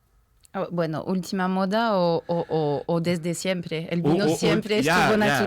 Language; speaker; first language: Spanish; non-native, fluent; French